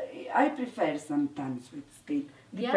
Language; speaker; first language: English; non-native, learner; Italian